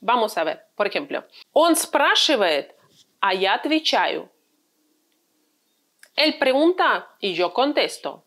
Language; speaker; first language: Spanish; non-native, fluent; Russian